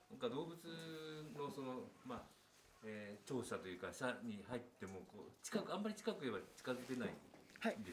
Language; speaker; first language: Japanese; native; Japanese